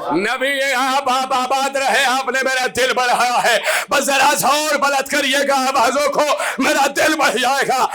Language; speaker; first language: Urdu; native; Urdu